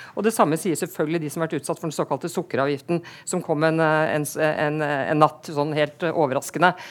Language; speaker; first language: Norwegian; native; Norwegian